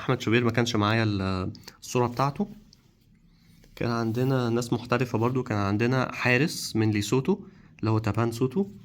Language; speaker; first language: Arabic; native; Arabic